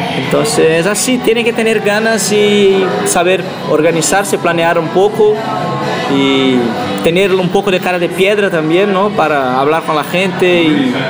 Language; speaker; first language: Spanish; non-native, fluent; Portuguese